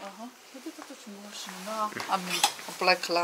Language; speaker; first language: Russian; non-native, learner; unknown